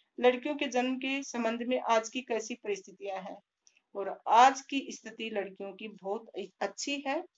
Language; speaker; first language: Hindi; native; Hindi